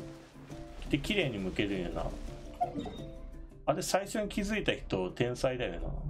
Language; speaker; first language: Japanese; native; Japanese